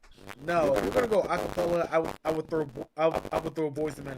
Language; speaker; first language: English; native; English